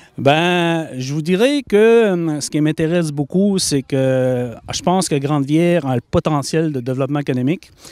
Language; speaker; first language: French; native; French